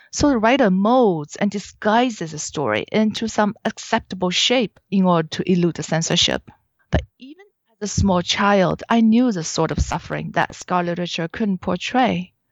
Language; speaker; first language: English; non-native, fluent; Chinese